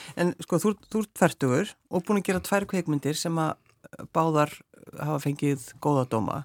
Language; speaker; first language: Icelandic; native; Icelandic